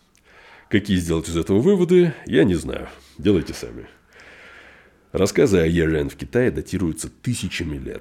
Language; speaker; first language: Russian; native; Russian